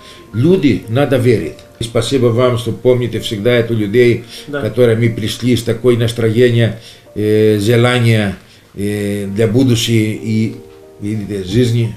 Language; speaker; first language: Russian; non-native, learner; Greek